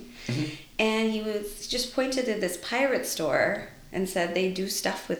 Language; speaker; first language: English; native; English